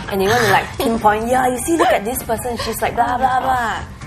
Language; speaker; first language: English; native; English